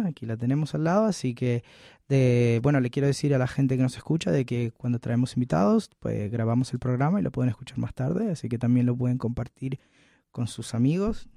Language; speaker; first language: Spanish; native; Spanish